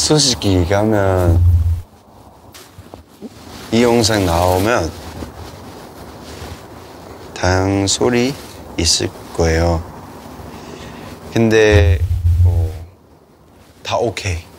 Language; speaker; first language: Korean; non-native, learner; Cantonese